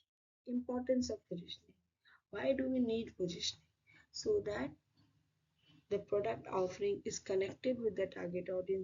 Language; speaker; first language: English; non-native, local second language; Hindi